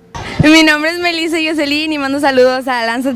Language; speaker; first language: Spanish; native; Spanish